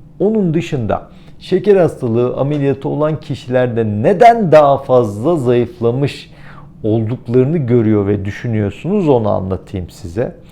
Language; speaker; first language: Turkish; native; Turkish